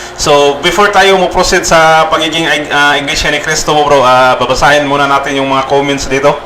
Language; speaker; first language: Filipino; non-native, local second language; Cebuano